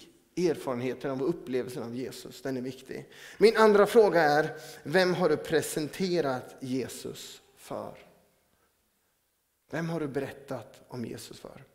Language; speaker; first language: Swedish; native; Swedish